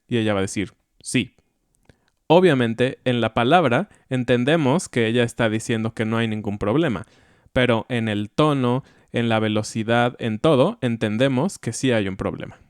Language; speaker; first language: Spanish; native; Spanish